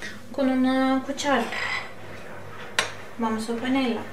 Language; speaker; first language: Spanish; non-native, learner; Turkish